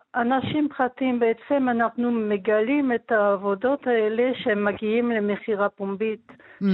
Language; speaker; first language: Hebrew; non-native, fluent; French